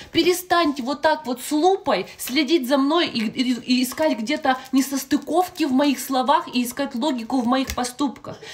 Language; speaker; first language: Russian; native; Russian